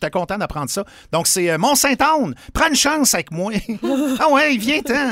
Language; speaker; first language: French; native; French